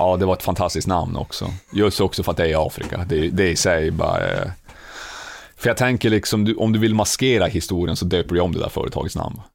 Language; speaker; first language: Swedish; native; Swedish